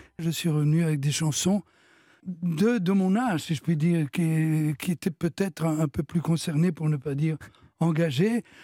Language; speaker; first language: French; early bilingual, other home language; Italian